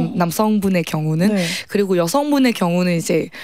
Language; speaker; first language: Korean; non-native, fluent; Thai